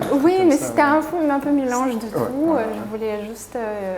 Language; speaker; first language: French; non-native, fluent; Russian